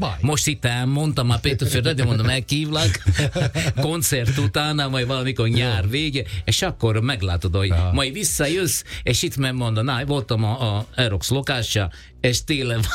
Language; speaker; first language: Hungarian; non-native, fluent; Italian